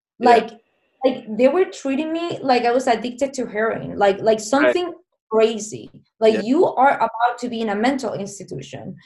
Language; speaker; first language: English; non-native, fluent; Spanish